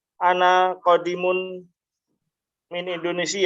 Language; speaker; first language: Arabic; non-native, learner; Indonesian